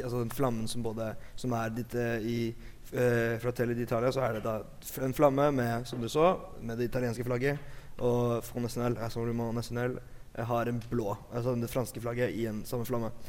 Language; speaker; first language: Norwegian; native; Norwegian